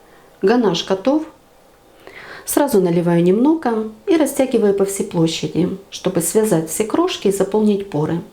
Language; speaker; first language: Russian; native; Russian